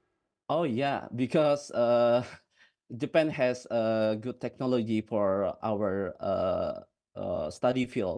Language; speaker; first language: English; non-native, fluent; Indonesian